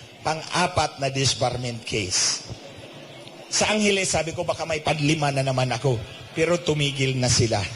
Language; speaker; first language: Filipino; non-native, local second language; Cebuano